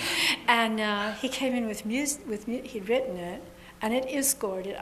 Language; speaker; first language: English; native; English